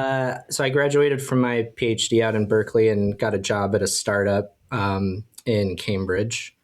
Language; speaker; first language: English; native; English